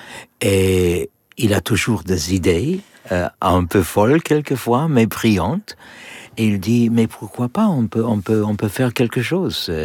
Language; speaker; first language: French; non-native, learner; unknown